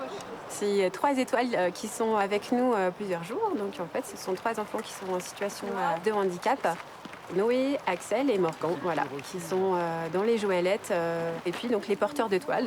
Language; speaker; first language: French; native; French